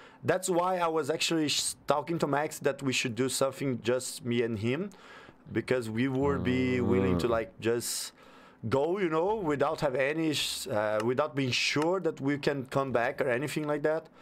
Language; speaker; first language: English; non-native, fluent; Portuguese